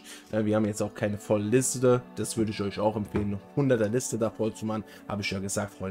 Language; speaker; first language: German; native; German